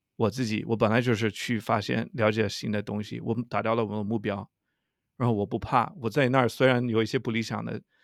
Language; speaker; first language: Chinese; non-native, fluent; English